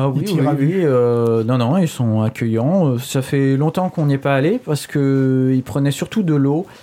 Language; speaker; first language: French; native; French